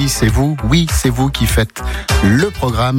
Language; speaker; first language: French; native; French